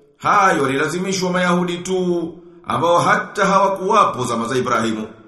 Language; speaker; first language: Swahili; native; Swahili